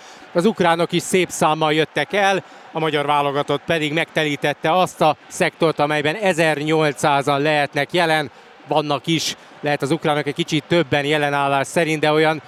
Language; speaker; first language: Hungarian; native; Hungarian